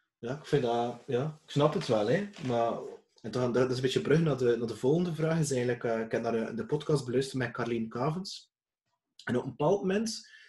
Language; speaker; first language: Dutch; native; Dutch